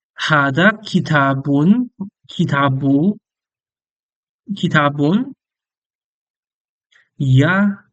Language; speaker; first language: Arabic; non-native, learner; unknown